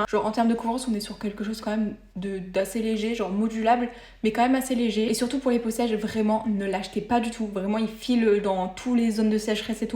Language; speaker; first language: French; native; French